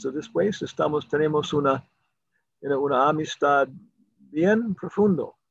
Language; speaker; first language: Spanish; non-native, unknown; English